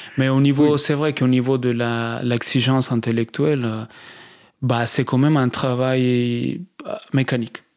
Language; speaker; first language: French; non-native, fluent; Spanish